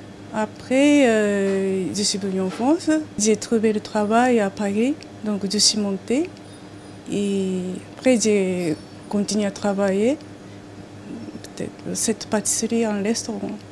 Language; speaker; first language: French; non-native, learner; Japanese